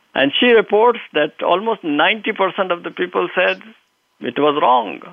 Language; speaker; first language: English; non-native, local second language; Urdu